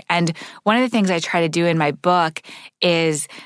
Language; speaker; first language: English; native; English